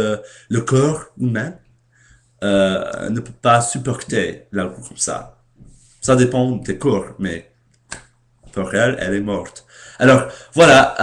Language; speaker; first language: French; non-native, learner; English